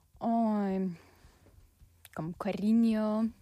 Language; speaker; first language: Catalan; non-native, learner; Russian